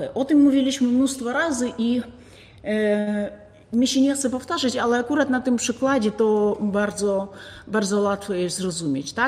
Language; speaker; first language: Polish; non-native, fluent; Ukrainian